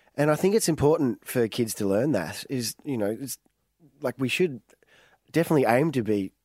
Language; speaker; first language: English; native; English